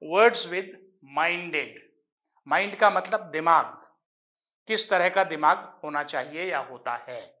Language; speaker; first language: Hindi; native; Hindi